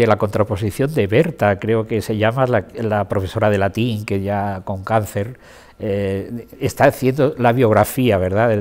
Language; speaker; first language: Spanish; native; Spanish